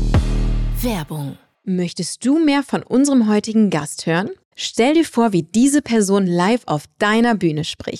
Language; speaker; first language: German; native; German